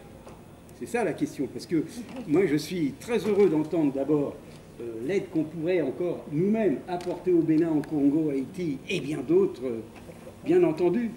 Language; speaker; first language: French; native; French